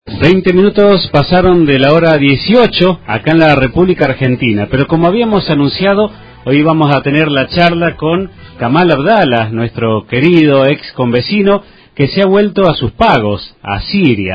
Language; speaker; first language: Spanish; native; Spanish